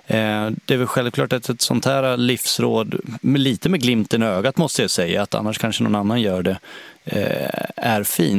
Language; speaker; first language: Swedish; native; Swedish